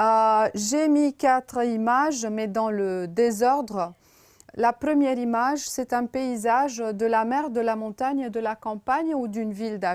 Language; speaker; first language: French; non-native, fluent; Romanian